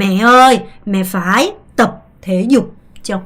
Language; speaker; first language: Vietnamese; non-native, fluent; Korean